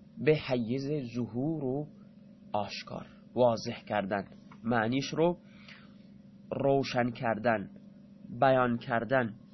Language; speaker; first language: Persian; non-native, local second language; Baluchi